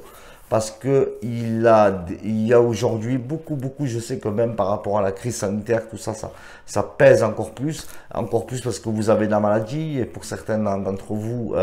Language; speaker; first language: French; native; French